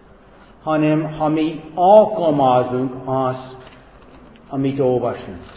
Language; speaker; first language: Hungarian; non-native, fluent; English